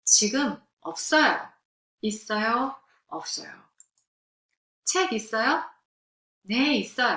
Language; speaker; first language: Korean; non-native, fluent; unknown